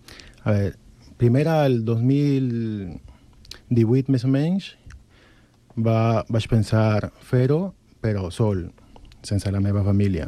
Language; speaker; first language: Catalan; non-native, fluent; Spanish